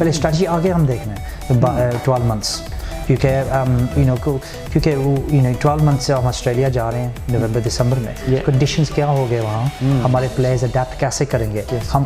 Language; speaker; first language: Hindi; early bilingual, heritage; Hindi